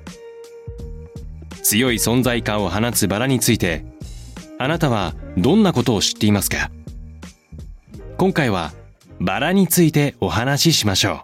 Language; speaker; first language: Japanese; native; Japanese